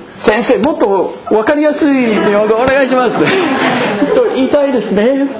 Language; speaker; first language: Japanese; non-native, fluent; English